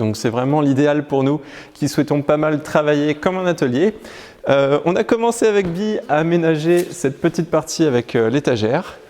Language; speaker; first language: French; native; French